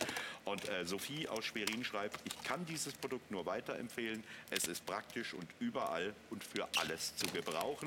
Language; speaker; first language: German; native; German